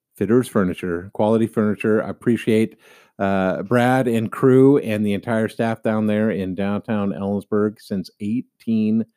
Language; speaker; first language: English; native; English